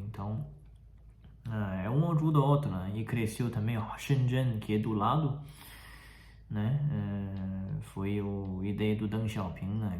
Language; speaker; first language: Portuguese; non-native, fluent; Chinese